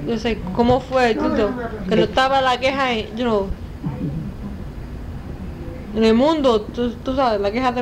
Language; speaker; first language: Spanish; early bilingual, heritage; Spanish